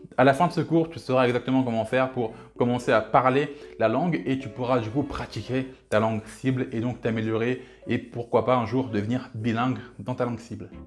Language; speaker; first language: French; early bilingual, other home language; Lingala